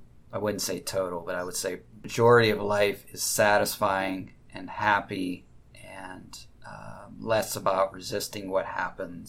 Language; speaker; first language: English; native; English